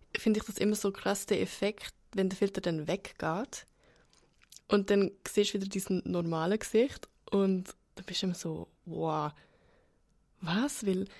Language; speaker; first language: German; native; German